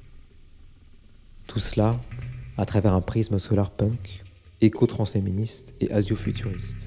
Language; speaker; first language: French; native; French